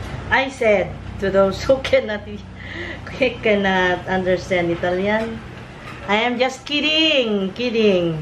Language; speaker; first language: English; non-native, local second language; Filipino